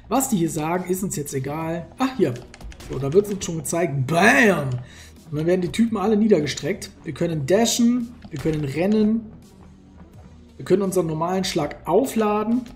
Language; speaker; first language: German; native; German